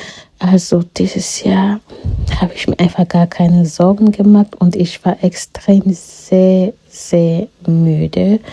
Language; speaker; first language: German; non-native, fluent; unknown